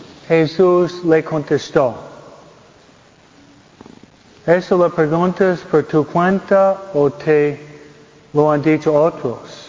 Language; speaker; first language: Spanish; non-native, fluent; English